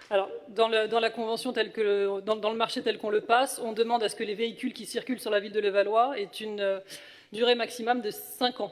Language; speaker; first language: French; native; French